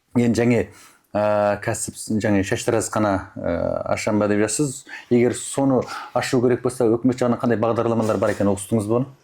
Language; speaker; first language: Kazakh; native; Kazakh